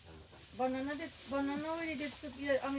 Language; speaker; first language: Japanese; native; Japanese